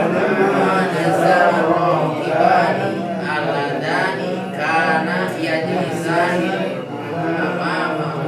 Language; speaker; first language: Arabic; non-native, learner; Indonesian